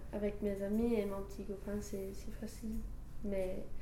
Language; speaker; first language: French; non-native, fluent; English